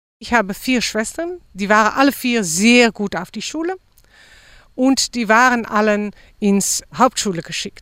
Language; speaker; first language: German; non-native, fluent; Dutch